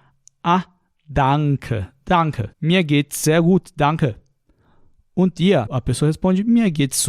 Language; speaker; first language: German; non-native, fluent; Portuguese